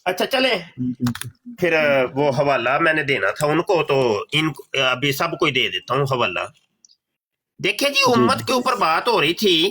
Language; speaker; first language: Urdu; non-native, local second language; Punjabi